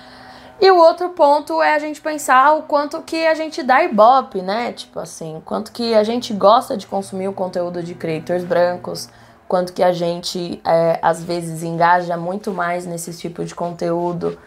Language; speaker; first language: Portuguese; native; Portuguese